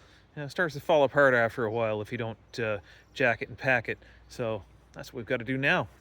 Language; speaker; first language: English; native; English